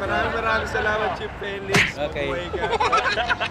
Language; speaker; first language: Filipino; native; Filipino